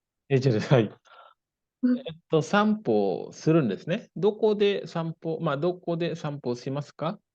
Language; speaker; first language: Japanese; non-native, fluent; Indonesian